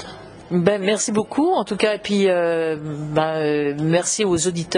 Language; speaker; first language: French; native; French